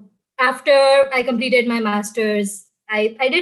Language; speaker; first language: English; non-native, local second language; Gujarati